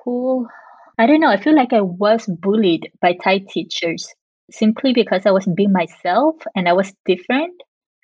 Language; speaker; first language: English; non-native, fluent; French